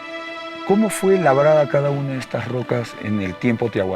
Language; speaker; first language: Spanish; native; Spanish